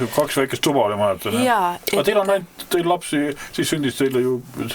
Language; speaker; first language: Estonian; native; Estonian